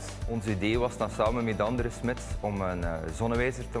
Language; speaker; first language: Dutch; native; Dutch